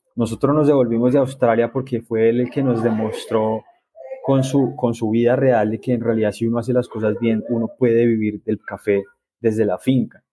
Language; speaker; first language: Spanish; native; Spanish